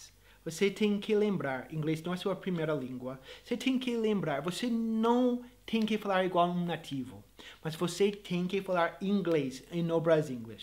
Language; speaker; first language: Portuguese; non-native, fluent; English